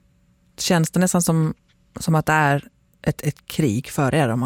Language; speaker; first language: Swedish; native; Swedish